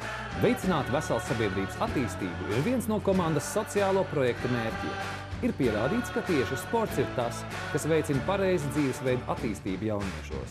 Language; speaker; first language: Latvian; native; Latvian